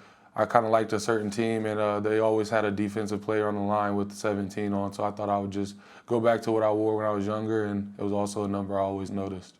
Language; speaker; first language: English; native; English